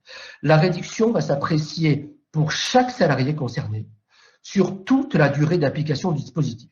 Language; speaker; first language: French; native; French